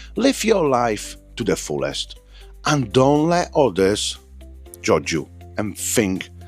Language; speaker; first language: English; non-native, fluent; Polish